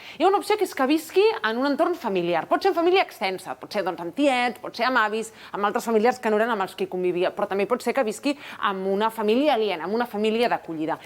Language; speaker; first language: Catalan; native; Catalan